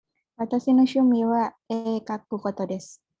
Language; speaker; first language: Japanese; non-native, learner; Indonesian